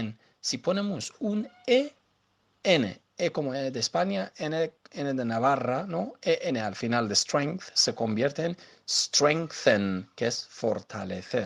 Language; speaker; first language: Spanish; non-native, fluent; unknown